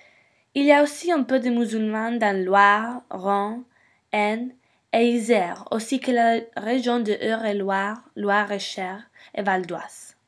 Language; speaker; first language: French; non-native, learner; English